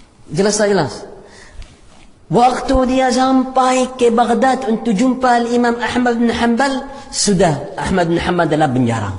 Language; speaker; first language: Indonesian; non-native, fluent; Arabic